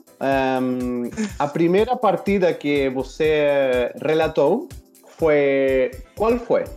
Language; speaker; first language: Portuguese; non-native, learner; Spanish